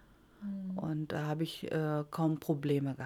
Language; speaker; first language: German; non-native, fluent; Iloko